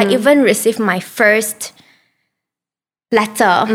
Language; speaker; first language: English; non-native, local second language; Chinese